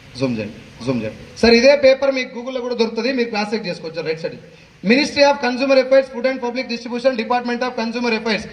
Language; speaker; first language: Telugu; native; Telugu